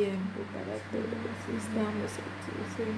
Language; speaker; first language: Spanish; native; Spanish